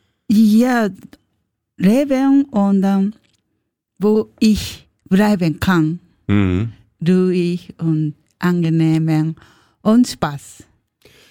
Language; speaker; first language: German; non-native, learner; Japanese